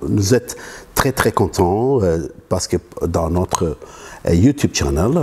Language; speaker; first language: French; non-native, learner; Arabic